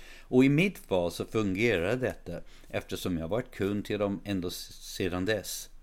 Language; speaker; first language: Swedish; non-native, fluent; English